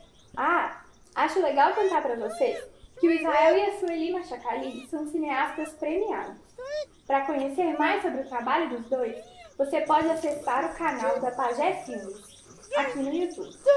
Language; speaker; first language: Portuguese; native; Portuguese